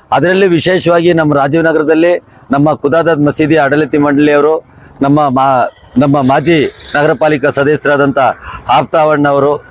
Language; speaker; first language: Kannada; native; Kannada